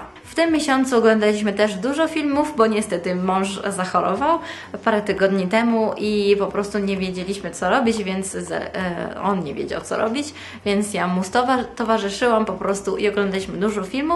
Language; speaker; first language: Polish; non-native, fluent; Italian